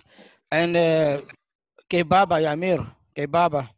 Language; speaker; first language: English; non-native, fluent; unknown